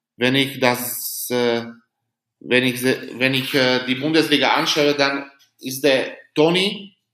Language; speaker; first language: German; non-native, learner; Slovak